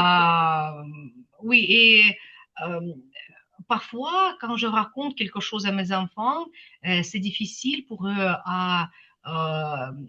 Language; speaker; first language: French; non-native, fluent; Ukrainian